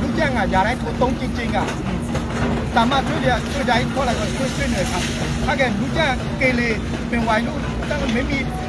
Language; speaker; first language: Thai; non-native, fluent; Burmese